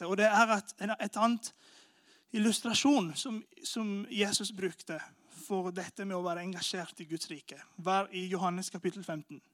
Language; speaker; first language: Norwegian; non-native, fluent; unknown